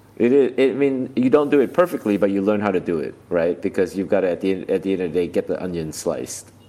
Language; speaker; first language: English; native; English